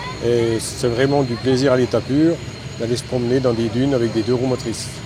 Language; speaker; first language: French; native; French